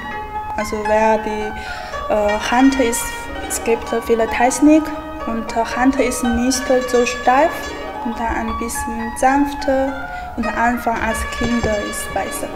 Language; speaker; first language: German; non-native, learner; Chinese